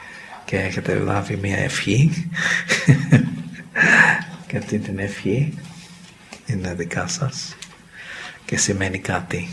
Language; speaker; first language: Greek; non-native, learner; English